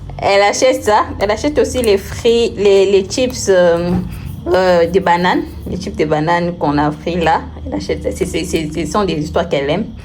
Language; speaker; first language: French; non-native, local second language; Swahili